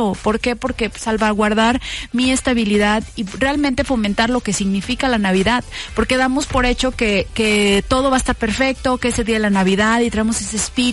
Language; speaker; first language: Spanish; native; Spanish